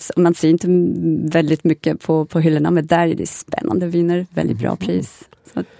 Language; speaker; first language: Swedish; non-native, fluent; French